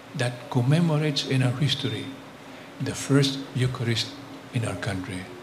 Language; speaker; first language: English; non-native, local second language; Filipino